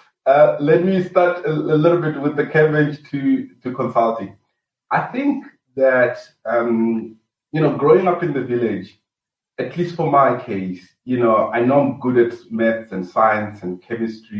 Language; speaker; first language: English; non-native, local second language; Venda